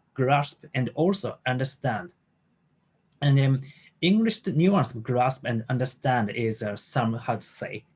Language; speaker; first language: English; non-native, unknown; Japanese